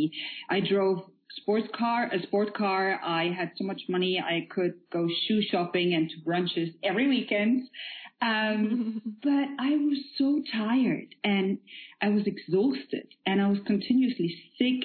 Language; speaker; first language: English; non-native, fluent; Polish